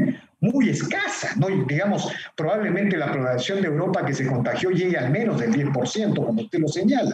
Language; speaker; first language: Spanish; native; Spanish